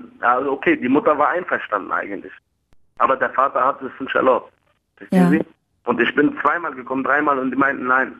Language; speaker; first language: German; early bilingual, other home language; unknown